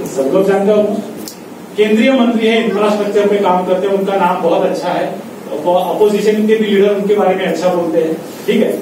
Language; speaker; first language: Hindi; non-native, local second language; Marathi